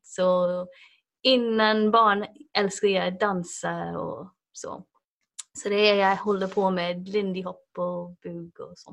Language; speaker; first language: Swedish; non-native, fluent; English